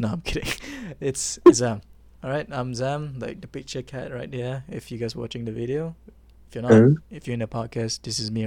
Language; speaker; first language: English; non-native, local second language; Malay